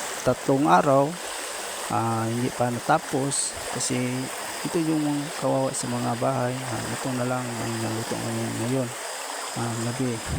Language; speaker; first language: Filipino; non-native, local second language; Cebuano